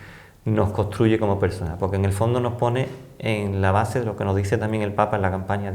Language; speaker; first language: Spanish; native; Spanish